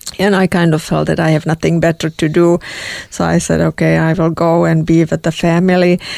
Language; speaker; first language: English; non-native, fluent; Czech